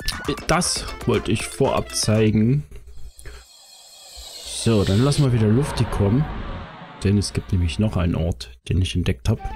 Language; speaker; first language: German; native; German